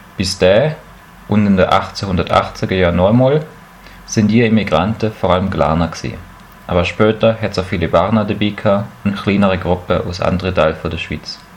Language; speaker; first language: German; native; German